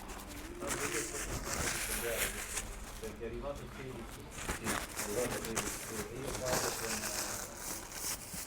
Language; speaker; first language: Italian; non-native, learner; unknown